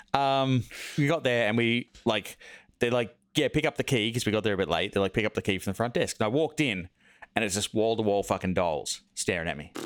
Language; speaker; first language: English; native; English